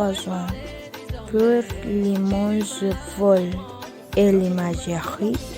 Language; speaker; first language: French; non-native, learner; Spanish